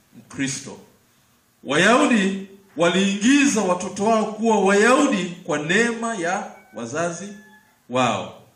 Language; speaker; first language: Swahili; native; Swahili